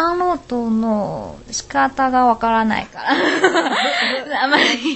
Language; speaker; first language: Japanese; non-native, learner; Chinese